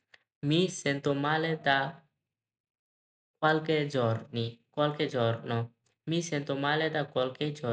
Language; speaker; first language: Italian; non-native, learner; Bangla